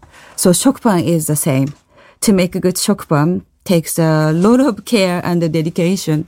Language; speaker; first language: English; non-native, fluent; Japanese